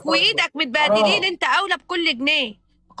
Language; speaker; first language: Arabic; native; Arabic